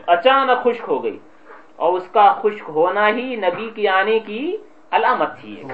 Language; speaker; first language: Urdu; native; Urdu